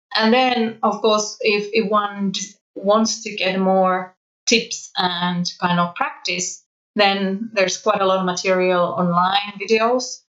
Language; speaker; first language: English; non-native, fluent; Finnish